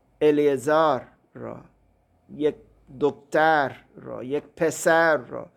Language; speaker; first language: Persian; non-native, learner; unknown